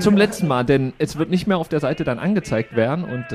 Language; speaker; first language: German; native; German